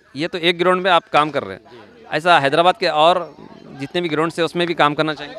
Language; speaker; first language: Hindi; non-native, local second language; Urdu